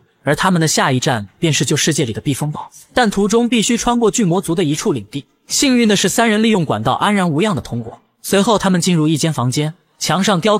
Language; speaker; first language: Chinese; native; Chinese